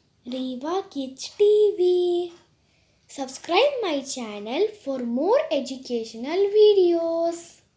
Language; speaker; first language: English; non-native, local second language; Hindi